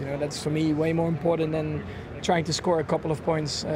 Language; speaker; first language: English; non-native, fluent; Dutch